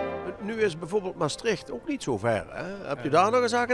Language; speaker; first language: Dutch; native; Dutch